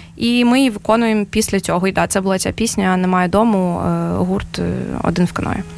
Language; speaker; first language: Ukrainian; native; Ukrainian